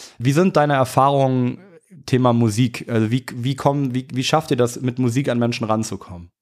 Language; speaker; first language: German; native; German